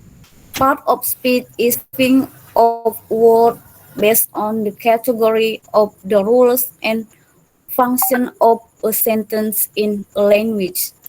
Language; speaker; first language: English; non-native, learner; Indonesian